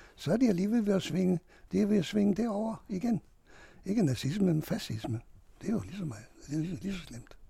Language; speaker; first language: Danish; non-native, fluent; Hungarian